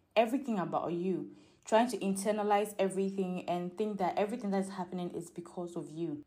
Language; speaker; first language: English; non-native, local second language; Akan